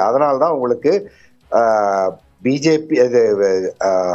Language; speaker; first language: Tamil; native; Tamil